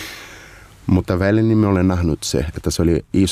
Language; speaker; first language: Finnish; non-native, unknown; Portuguese